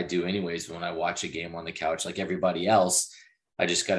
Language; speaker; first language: English; native; English